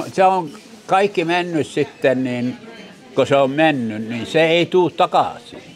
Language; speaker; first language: Finnish; early bilingual, other home language; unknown